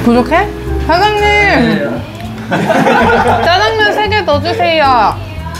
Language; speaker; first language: Korean; native; Korean